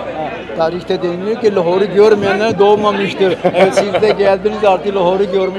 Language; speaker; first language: Turkish; non-native, fluent; Urdu